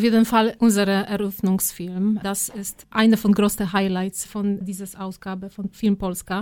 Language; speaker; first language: German; non-native, fluent; Polish